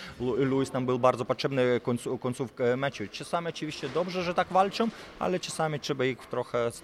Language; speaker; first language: Polish; non-native, fluent; Lithuanian